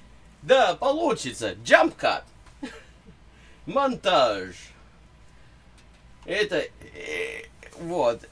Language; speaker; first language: Russian; non-native, fluent; English